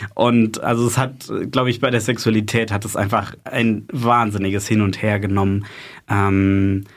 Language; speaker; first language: German; native; German